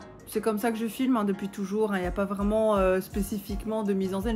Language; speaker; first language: French; native; French